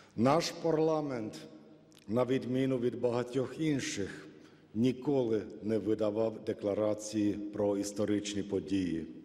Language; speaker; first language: Ukrainian; non-native, fluent; Finnish